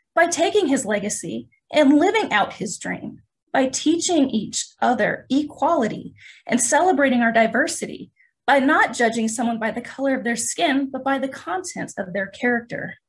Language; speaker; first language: English; native; English